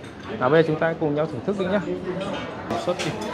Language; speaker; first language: Vietnamese; native; Vietnamese